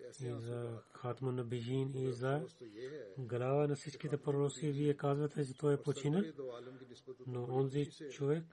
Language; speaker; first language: Bulgarian; non-native, learner; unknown